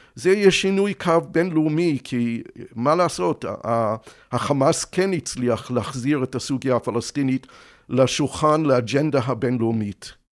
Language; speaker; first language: Hebrew; non-native, fluent; English